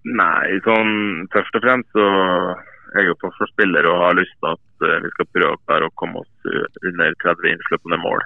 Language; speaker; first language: Norwegian; native; Norwegian